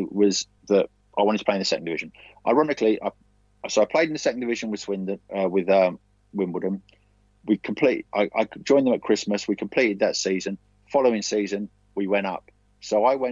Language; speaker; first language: English; native; English